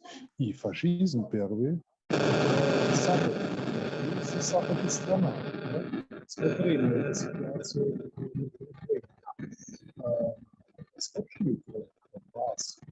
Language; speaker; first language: Russian; non-native, learner; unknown